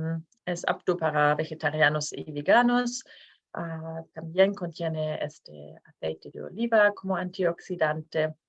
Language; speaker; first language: Spanish; non-native, fluent; Norwegian